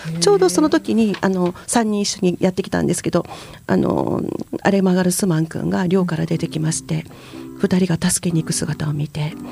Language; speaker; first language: Japanese; native; Japanese